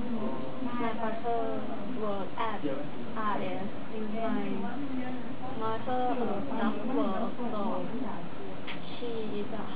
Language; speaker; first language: English; non-native, learner; Thai